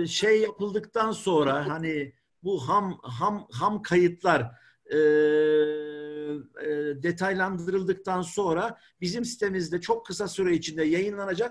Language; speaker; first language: Turkish; native; Turkish